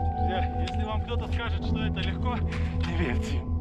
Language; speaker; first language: Russian; non-native, local second language; Kyrgyz